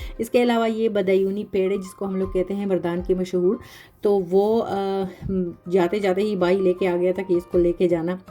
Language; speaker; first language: Urdu; non-native, local second language; Pashto